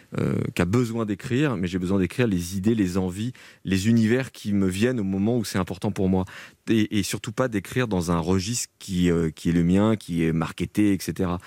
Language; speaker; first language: French; native; French